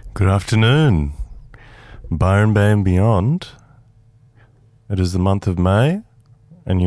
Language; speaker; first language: English; native; English